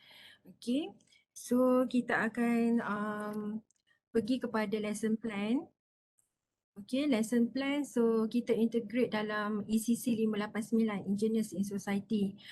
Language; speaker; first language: Malay; native; Malay